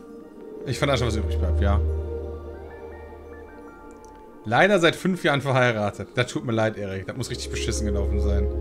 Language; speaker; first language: German; native; German